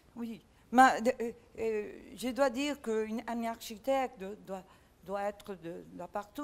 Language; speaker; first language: French; non-native, learner; Catalan